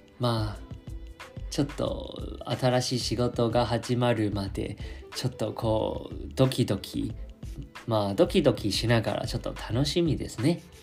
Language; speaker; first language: Japanese; non-native, fluent; Chinese